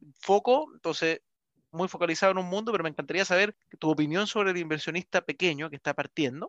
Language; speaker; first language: Spanish; native; Spanish